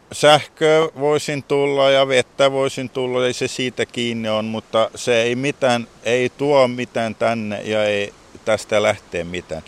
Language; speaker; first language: Finnish; non-native, local second language; Swedish